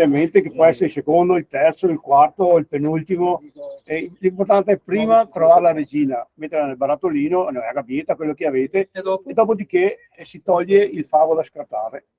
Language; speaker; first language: Italian; native; Italian